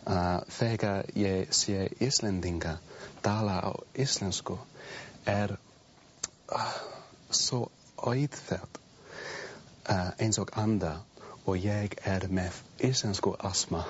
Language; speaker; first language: Icelandic; non-native, learner; English